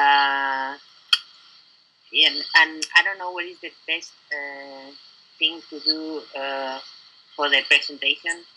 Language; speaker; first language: English; non-native, learner; Spanish